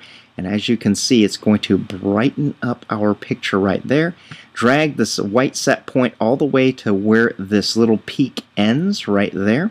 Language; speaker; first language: English; native; English